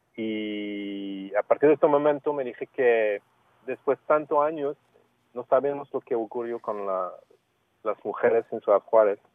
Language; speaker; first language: Spanish; non-native, fluent; French